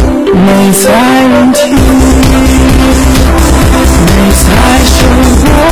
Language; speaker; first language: Chinese; native; Chinese